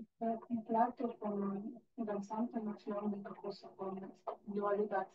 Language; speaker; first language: Spanish; non-native, learner; Russian